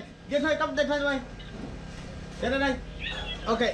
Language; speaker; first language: Vietnamese; non-native, learner; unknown